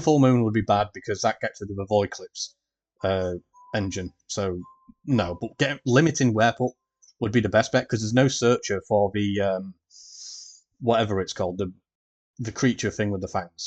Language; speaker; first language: English; native; English